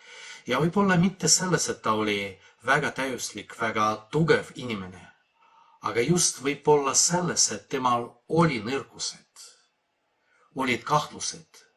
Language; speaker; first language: Estonian; non-native, fluent; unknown